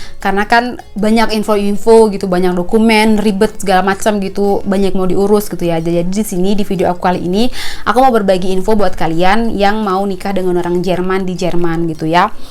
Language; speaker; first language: Indonesian; native; Indonesian